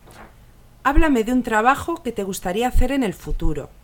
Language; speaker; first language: Spanish; non-native, learner; English